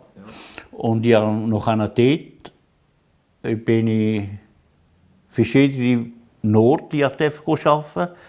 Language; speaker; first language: German; non-native, learner; Italian